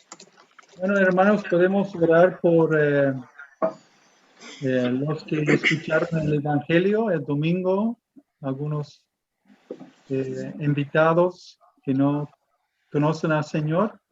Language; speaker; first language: Spanish; non-native, fluent; English